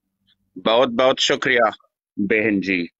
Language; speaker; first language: Hindi; non-native, learner; Persian